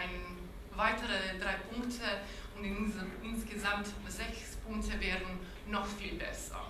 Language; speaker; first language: German; non-native, local second language; Bosnian